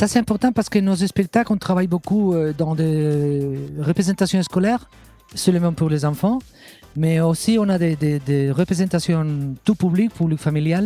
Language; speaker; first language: French; non-native, fluent; Catalan